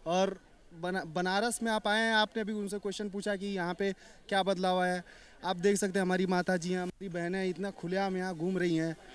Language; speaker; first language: Hindi; native; Hindi